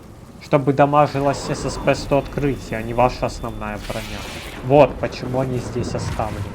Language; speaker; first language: Russian; native; Russian